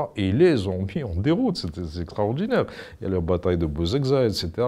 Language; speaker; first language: French; non-native, local second language; Arabic